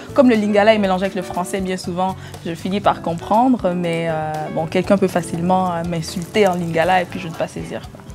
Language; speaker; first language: French; early bilingual, other home language; Lingala